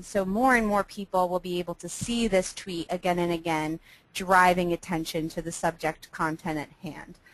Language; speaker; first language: English; native; English